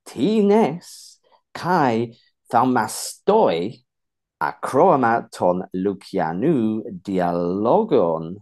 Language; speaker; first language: Greek; non-native, fluent; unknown